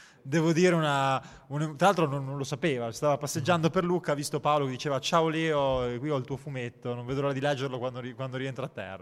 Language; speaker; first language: Italian; native; Italian